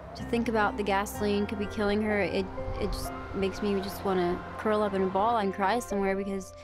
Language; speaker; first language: English; native; English